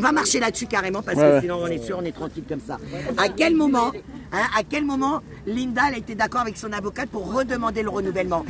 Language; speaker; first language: French; native; French